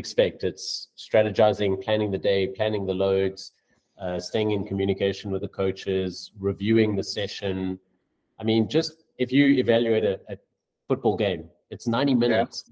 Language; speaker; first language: English; native; English